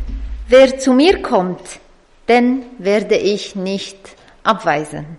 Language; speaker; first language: German; non-native, fluent; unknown